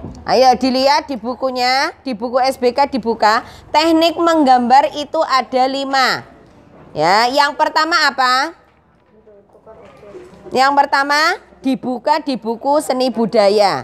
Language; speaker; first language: Indonesian; non-native, local second language; Javanese